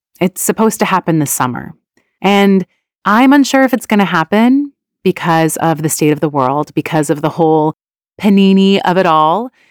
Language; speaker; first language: English; early bilingual, other home language; Persian